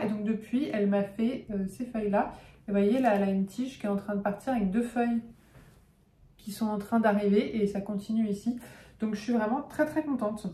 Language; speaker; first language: French; native; French